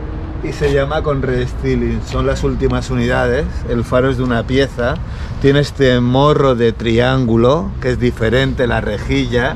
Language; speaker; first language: Spanish; native; Spanish